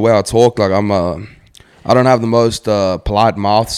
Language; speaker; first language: English; native; English